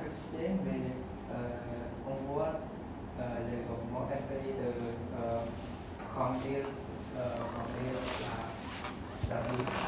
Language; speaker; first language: French; non-native, learner; Khmer